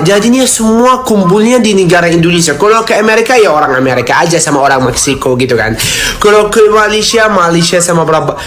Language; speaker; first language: Indonesian; non-native, fluent; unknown